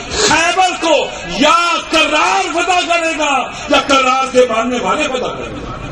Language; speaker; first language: Urdu; non-native, local second language; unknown